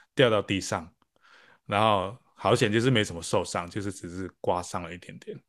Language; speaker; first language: Chinese; non-native, local second language; Cantonese